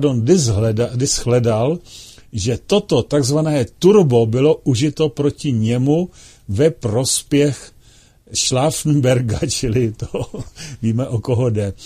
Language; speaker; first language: Czech; native; Czech